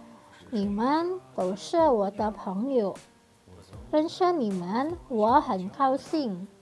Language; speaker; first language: Chinese; non-native, fluent; Indonesian